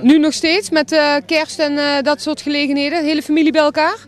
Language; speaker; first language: Dutch; native; Dutch